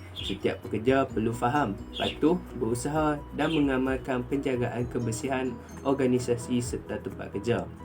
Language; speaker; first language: Malay; native; Malay